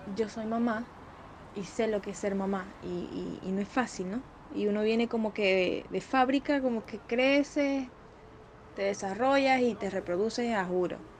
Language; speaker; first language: Spanish; native; Spanish